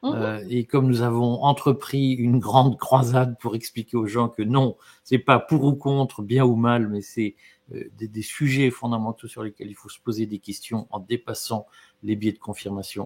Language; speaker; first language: French; native; French